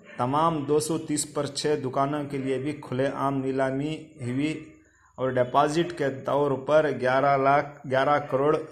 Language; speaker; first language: Urdu; native; Urdu